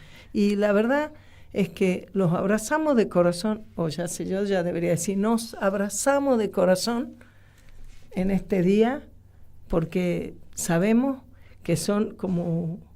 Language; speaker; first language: Spanish; native; Spanish